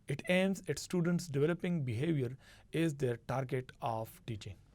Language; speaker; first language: English; non-native, local second language; Urdu